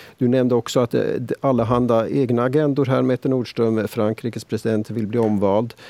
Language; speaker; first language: Swedish; native; Swedish